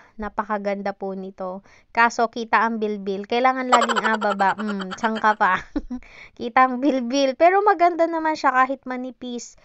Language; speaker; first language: Filipino; non-native, local second language; Hiligaynon